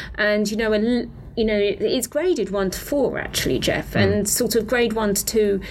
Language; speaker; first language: English; native; English